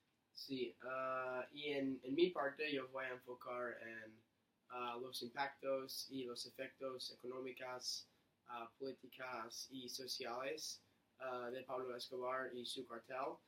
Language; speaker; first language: Spanish; non-native, learner; English